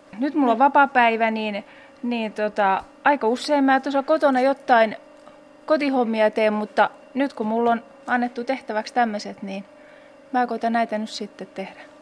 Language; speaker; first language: Finnish; native; Finnish